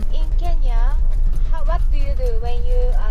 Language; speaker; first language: English; non-native, learner; Japanese